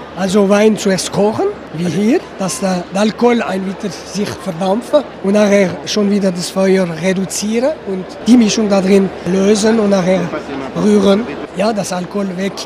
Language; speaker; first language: German; non-native, local second language; French